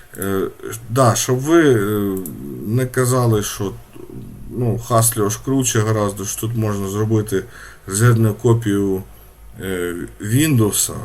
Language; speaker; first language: Ukrainian; non-native, local second language; Russian